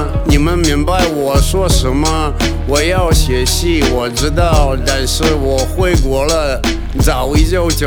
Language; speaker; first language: Chinese; non-native, learner; Russian